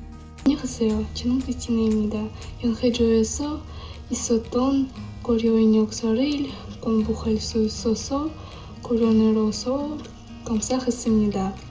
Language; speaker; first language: Korean; non-native, learner; Russian